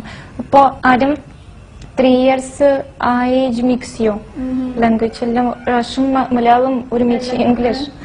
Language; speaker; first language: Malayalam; non-native, fluent; Russian